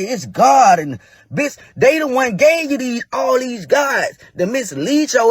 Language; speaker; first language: English; native; English